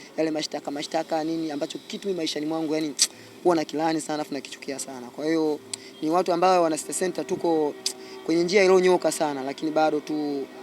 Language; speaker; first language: Swahili; native; Swahili